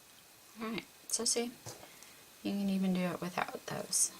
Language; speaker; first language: English; native; English